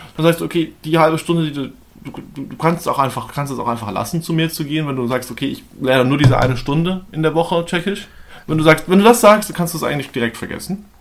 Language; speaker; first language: German; native; German